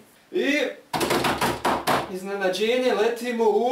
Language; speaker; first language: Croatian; early bilingual, heritage; Croatian